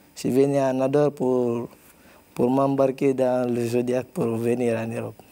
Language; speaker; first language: Spanish; non-native, learner; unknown